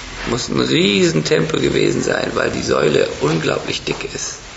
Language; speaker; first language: German; native; German